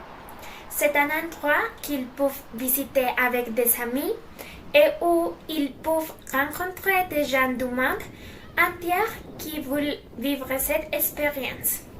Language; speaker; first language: French; non-native, learner; Spanish